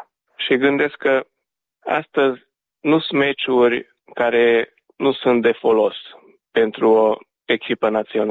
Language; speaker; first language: Romanian; early bilingual, heritage; Romanian